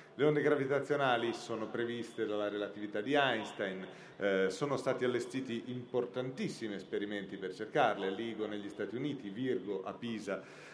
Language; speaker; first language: Italian; native; Italian